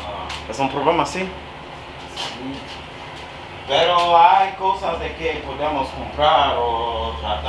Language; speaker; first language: Spanish; non-native, learner; English